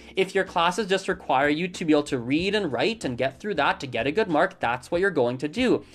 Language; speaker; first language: English; native; English